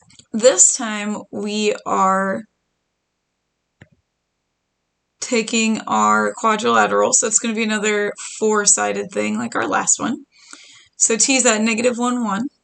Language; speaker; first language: English; native; English